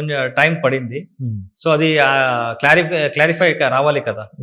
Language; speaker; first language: Telugu; non-native, learner; Kannada